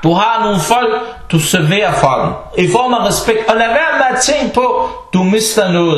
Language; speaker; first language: Danish; early bilingual, other home language; Arabic